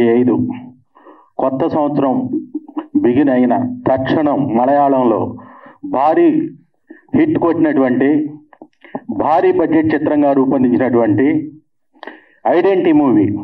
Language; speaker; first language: Telugu; native; Telugu